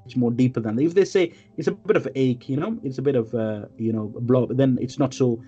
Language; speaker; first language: English; non-native, local second language; Malayalam